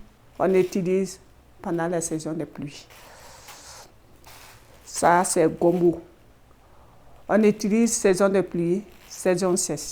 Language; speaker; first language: French; non-native, learner; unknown